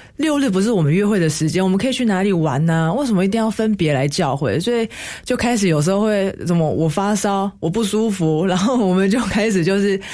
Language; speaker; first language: Chinese; native; Chinese